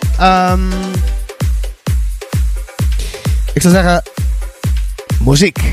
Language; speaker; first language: German; non-native, learner; Dutch